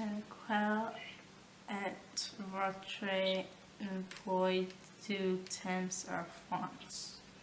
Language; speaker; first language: French; non-native, learner; English